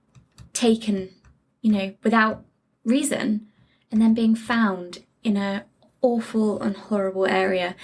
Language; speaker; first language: English; native; English